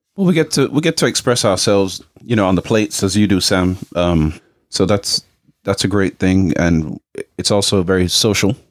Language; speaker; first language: English; native; English